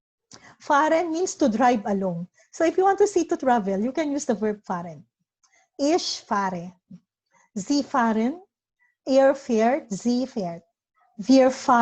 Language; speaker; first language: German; non-native, learner; Filipino